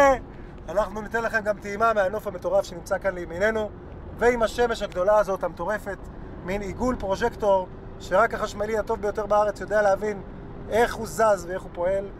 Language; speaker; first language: Hebrew; native; Hebrew